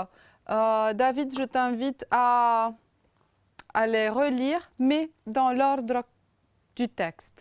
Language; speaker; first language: French; non-native, fluent; Romanian